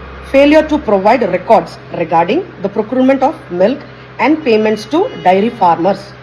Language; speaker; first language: English; non-native, local second language; Telugu